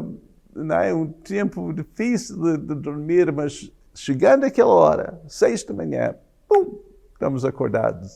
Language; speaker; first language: Portuguese; non-native, fluent; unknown